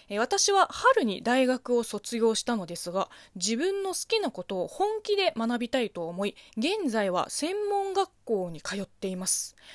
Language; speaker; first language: Japanese; non-native, fluent; Chinese